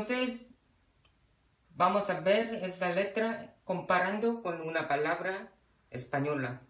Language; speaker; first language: Spanish; non-native, fluent; Korean